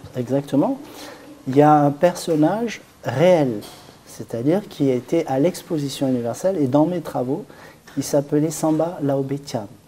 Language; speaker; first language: French; native; French